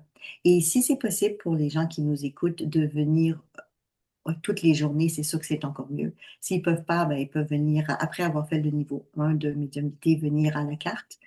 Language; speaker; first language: French; native; French